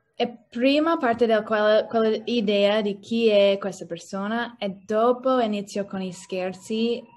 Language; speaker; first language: Italian; non-native, learner; English